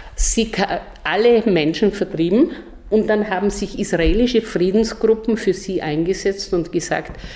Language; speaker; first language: German; native; German